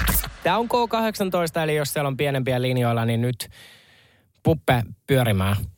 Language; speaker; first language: Finnish; native; Finnish